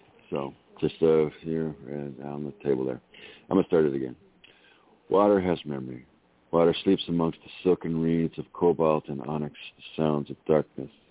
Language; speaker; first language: English; native; English